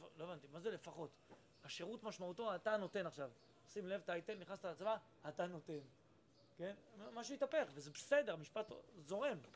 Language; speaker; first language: Hebrew; native; Hebrew